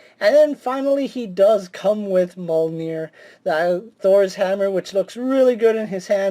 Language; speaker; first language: English; native; English